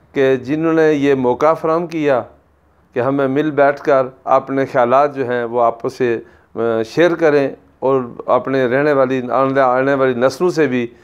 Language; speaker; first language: Urdu; non-native, local second language; Punjabi